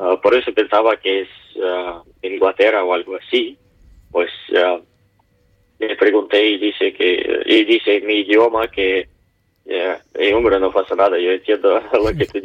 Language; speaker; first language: Spanish; non-native, learner; Ukrainian